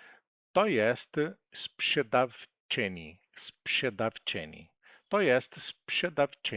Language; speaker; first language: Polish; non-native, learner; Portuguese